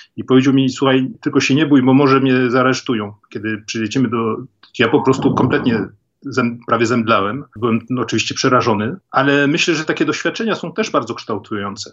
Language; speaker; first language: Polish; early bilingual, heritage; Polish